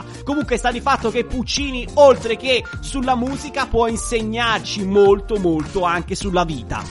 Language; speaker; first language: Italian; native; Italian